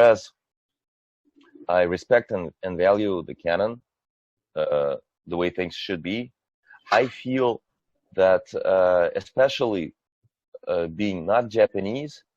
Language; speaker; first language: English; non-native, fluent; Russian